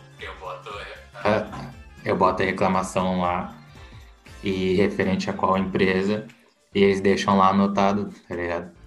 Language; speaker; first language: Portuguese; native; Portuguese